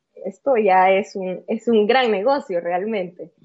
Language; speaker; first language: Spanish; native; Spanish